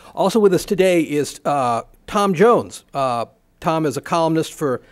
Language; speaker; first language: English; native; English